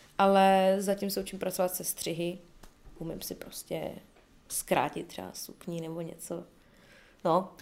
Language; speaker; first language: Czech; early bilingual, other home language; Bulgarian